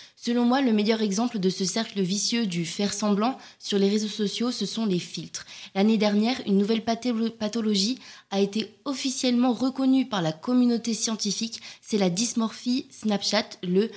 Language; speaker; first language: French; native; French